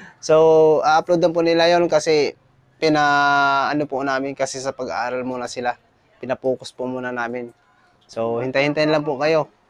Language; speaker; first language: Filipino; non-native, local second language; Cebuano